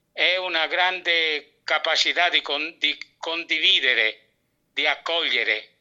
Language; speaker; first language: Italian; native; Italian